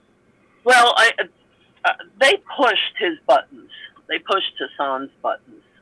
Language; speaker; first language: English; native; English